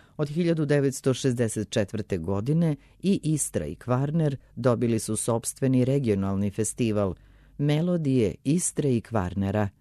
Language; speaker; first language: Serbian; native; Serbian